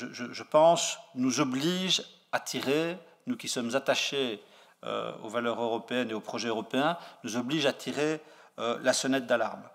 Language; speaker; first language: French; native; French